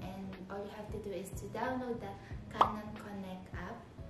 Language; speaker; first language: English; non-native, local second language; Filipino